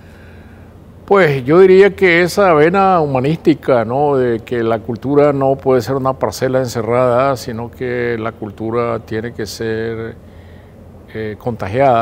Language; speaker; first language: Spanish; native; Spanish